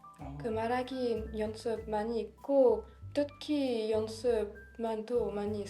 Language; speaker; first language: Korean; non-native, learner; French